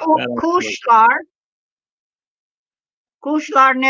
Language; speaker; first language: Turkish; non-native, learner; English